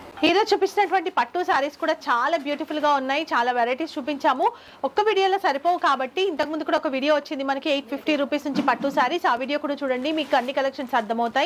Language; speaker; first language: Telugu; native; Telugu